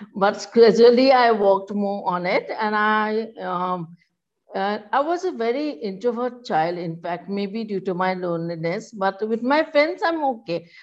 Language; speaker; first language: English; non-native, local second language; Assamese